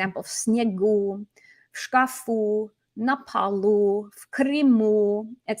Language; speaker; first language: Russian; non-native, fluent; English